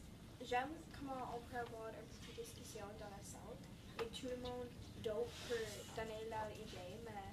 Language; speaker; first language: French; non-native, learner; English